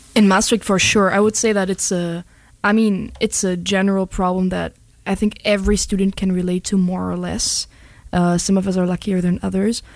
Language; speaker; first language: English; non-native, fluent; German